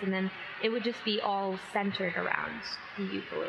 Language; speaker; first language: English; native; English